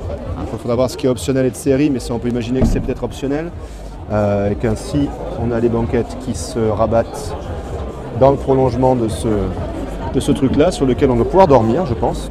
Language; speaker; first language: French; native; French